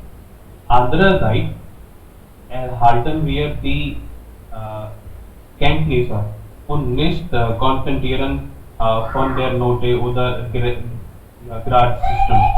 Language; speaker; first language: German; non-native, learner; Hindi